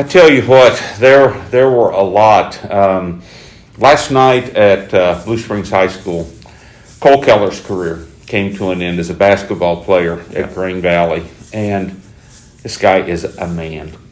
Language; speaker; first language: English; native; English